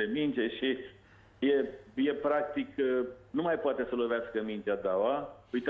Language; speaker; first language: Romanian; native; Romanian